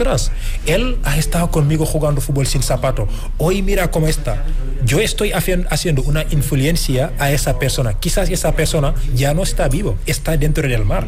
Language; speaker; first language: Spanish; non-native, fluent; Wolof